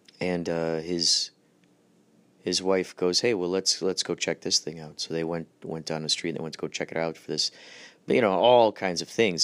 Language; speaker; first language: English; native; English